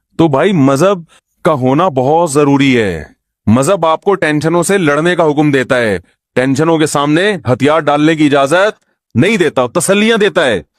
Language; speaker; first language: Urdu; native; Urdu